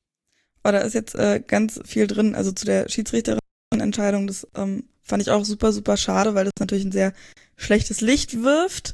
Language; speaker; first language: German; native; German